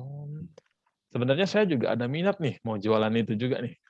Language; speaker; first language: Indonesian; native; Indonesian